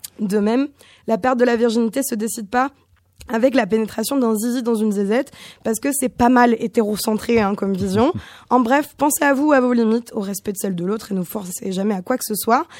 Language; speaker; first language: French; native; French